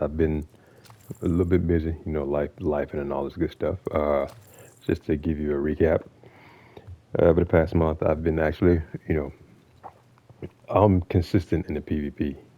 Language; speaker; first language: English; native; English